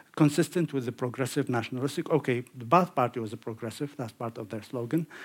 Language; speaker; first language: English; non-native, fluent; Arabic